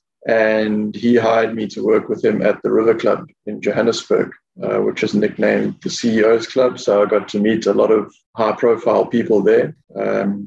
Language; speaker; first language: English; native; English